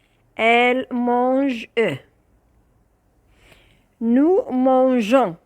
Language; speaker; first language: French; non-native, local second language; Arabic